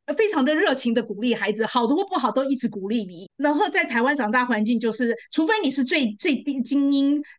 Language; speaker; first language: Chinese; native; Chinese